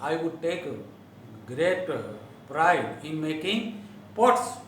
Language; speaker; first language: English; non-native, local second language; Gujarati